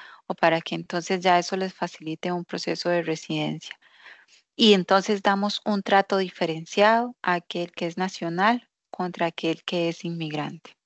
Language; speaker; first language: Spanish; native; Spanish